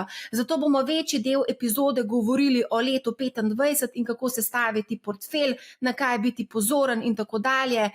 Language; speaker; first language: Slovenian; native; Slovenian